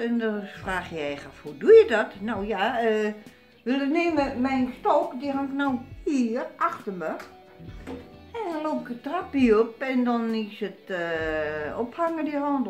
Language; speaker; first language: Dutch; native; Dutch